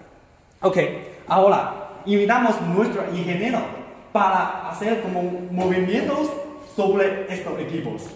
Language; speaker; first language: Spanish; non-native, learner; Chinese